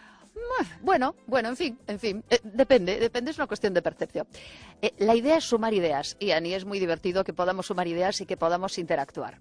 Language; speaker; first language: Spanish; native; Spanish